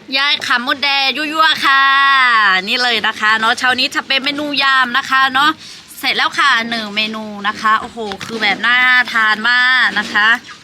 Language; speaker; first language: Thai; non-native, local second language; Lahu